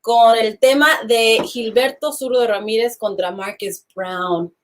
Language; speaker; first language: Spanish; early bilingual, heritage; Spanish